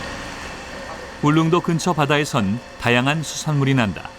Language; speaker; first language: Korean; native; Korean